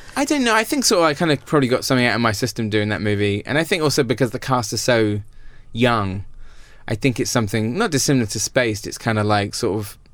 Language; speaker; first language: English; native; English